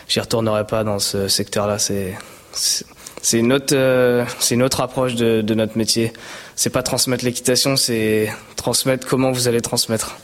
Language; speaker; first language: French; native; French